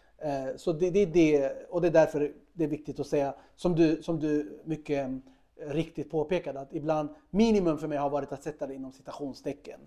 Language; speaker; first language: Swedish; early bilingual, other home language; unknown